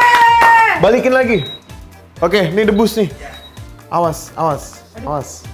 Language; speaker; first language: Indonesian; native; Indonesian